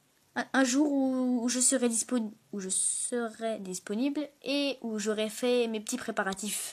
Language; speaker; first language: French; native; French